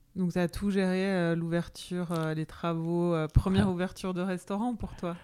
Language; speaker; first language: French; native; French